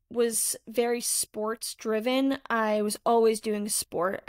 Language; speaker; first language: English; native; English